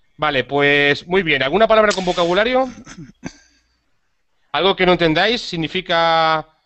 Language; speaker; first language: Spanish; native; Spanish